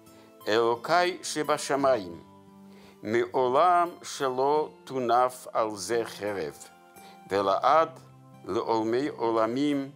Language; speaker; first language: Hebrew; non-native, fluent; Yiddish